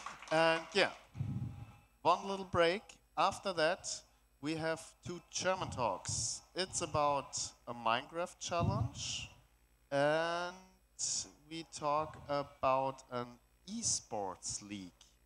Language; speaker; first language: English; non-native, fluent; German